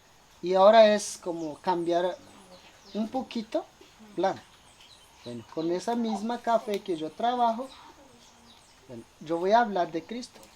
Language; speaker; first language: Spanish; non-native, local second language; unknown